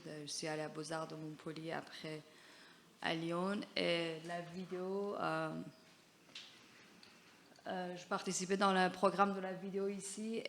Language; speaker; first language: French; non-native, fluent; Persian